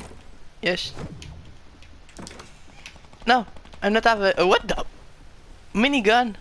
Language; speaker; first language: English; non-native, learner; French